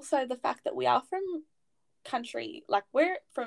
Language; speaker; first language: English; native; English